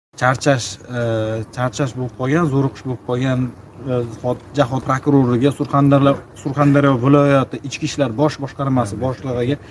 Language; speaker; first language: Uzbek; native; Uzbek